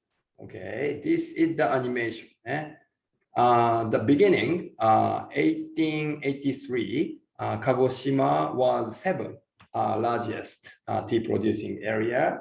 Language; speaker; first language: English; non-native, learner; Japanese